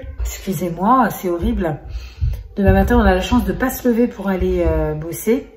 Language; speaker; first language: French; native; French